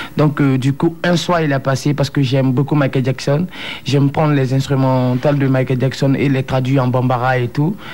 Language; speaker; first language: French; non-native, local second language; Bambara